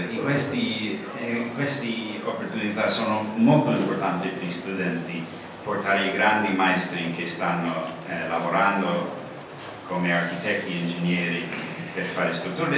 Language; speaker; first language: Italian; non-native, learner; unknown